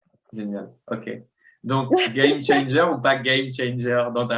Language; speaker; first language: French; native; French